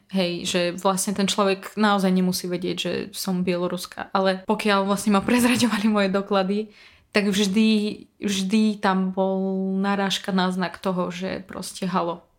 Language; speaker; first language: Slovak; non-native, fluent; Russian